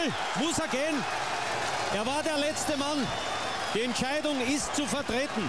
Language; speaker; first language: German; native; German